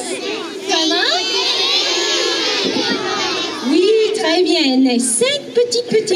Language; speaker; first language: French; non-native, learner; English